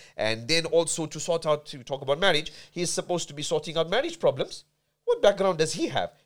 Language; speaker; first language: English; native; English